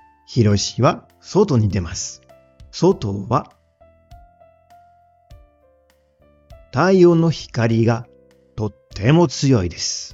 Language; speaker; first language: Japanese; non-native, fluent; French